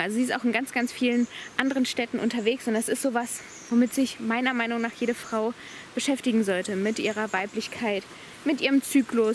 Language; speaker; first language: German; native; German